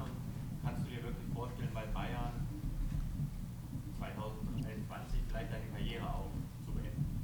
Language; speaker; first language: German; native; German